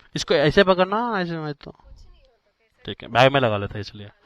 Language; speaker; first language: Hindi; non-native, local second language; Telugu